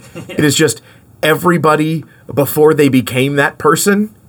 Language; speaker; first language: English; native; English